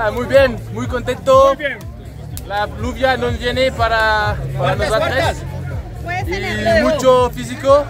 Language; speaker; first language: Spanish; non-native, learner; French